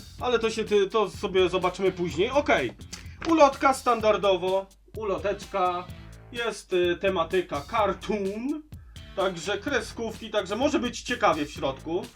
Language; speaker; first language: Polish; native; Polish